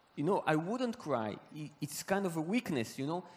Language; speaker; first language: English; non-native, fluent; Hebrew